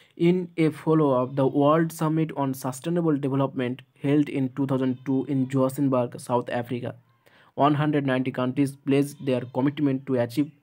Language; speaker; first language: English; non-native, local second language; Bangla